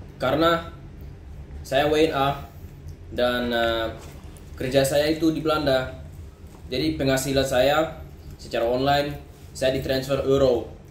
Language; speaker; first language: Indonesian; early bilingual, other home language; Dutch